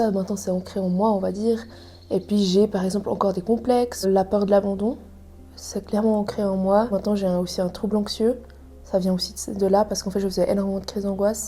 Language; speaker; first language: French; native; French